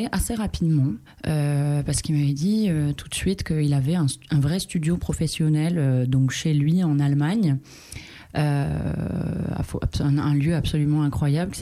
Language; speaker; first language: French; native; French